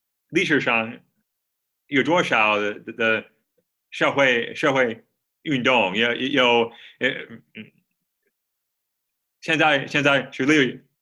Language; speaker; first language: Chinese; non-native, fluent; English